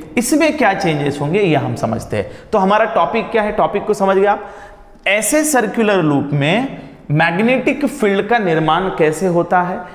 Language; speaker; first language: Hindi; non-native, local second language; Marathi